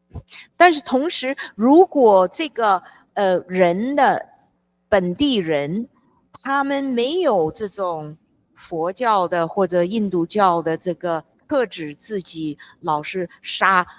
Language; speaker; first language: Chinese; early bilingual, heritage; English